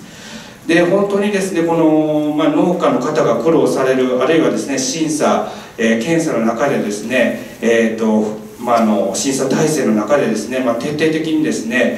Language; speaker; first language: Japanese; native; Japanese